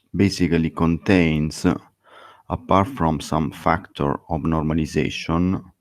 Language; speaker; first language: English; non-native, fluent; Italian